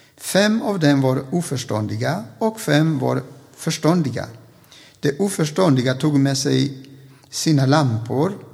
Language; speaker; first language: Swedish; non-native, fluent; Spanish